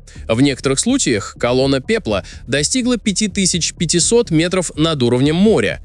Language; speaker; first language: Russian; native; Russian